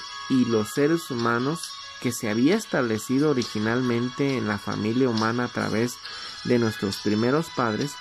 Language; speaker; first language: Spanish; native; Spanish